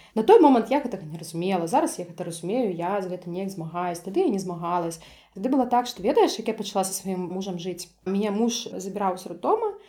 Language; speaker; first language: Belarusian; native; Belarusian